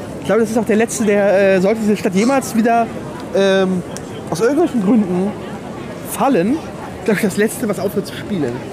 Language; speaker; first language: German; native; German